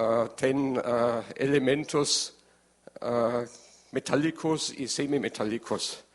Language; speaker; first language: Portuguese; non-native, learner; German